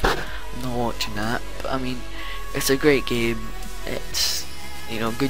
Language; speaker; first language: English; native; English